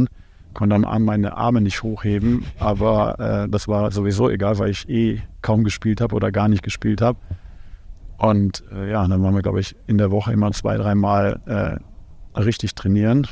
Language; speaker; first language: German; native; German